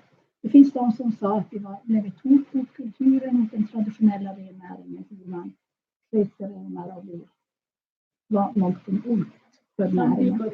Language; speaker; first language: Swedish; native; Swedish